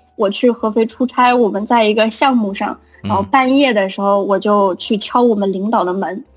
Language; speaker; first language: Chinese; native; Chinese